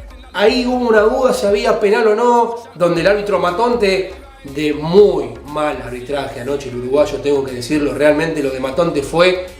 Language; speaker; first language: Spanish; native; Spanish